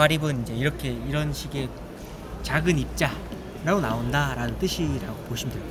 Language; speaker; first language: Korean; native; Korean